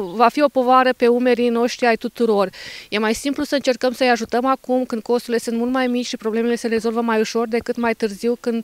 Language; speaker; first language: Romanian; native; Romanian